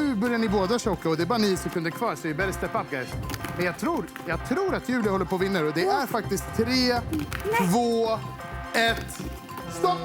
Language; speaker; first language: Swedish; native; Swedish